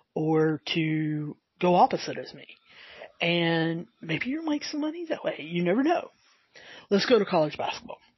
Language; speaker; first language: English; native; English